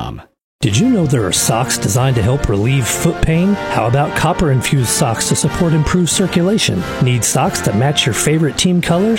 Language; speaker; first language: English; native; English